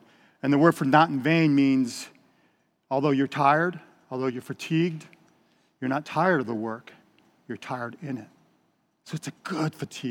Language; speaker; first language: English; native; English